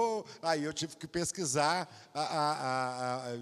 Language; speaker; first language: Portuguese; native; Portuguese